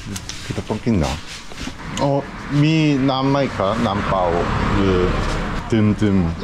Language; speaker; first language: Thai; non-native, learner; Korean